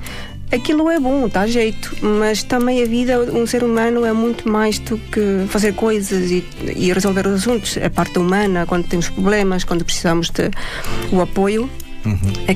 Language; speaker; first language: Portuguese; non-native, fluent; Estonian